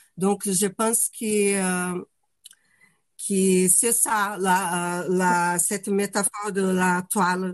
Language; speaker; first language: French; non-native, fluent; Portuguese